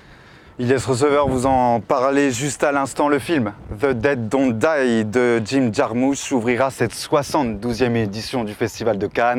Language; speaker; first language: French; native; French